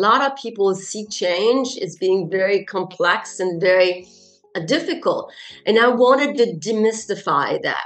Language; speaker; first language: English; non-native, fluent; French